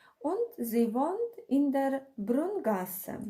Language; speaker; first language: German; non-native, fluent; Ukrainian